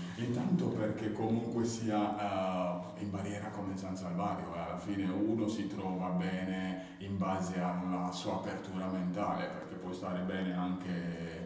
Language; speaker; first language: Italian; early bilingual, other home language; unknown